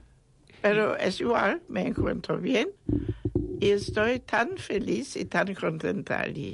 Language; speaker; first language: Spanish; non-native, fluent; German